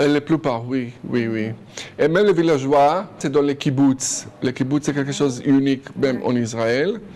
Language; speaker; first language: French; non-native, fluent; Hebrew